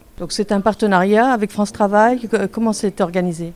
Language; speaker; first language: French; native; French